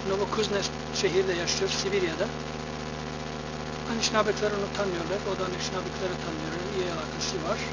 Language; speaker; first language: Turkish; non-native, fluent; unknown